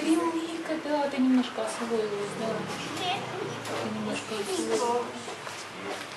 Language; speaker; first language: Russian; native; Russian